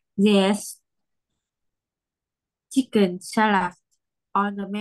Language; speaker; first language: English; non-native, learner; Vietnamese